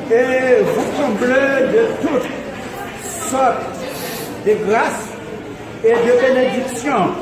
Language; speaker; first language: French; non-native, local second language; Haitian Creole